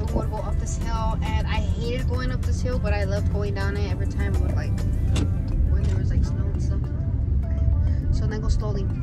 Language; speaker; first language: English; early bilingual, other home language; Spanish